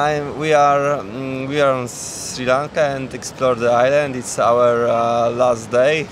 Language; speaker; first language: English; non-native, learner; Polish